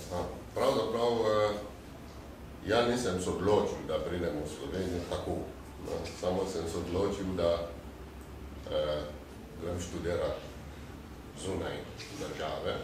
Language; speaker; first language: Slovenian; non-native, fluent; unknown